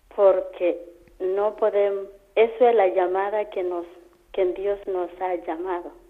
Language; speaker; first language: Spanish; non-native, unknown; Kamba